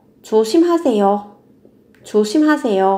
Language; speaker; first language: Korean; non-native, fluent; Vietnamese